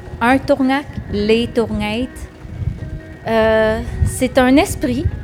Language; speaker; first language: French; non-native, local second language; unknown